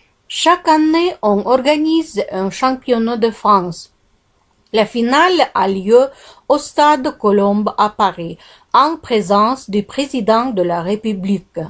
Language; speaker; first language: French; non-native, fluent; Kazakh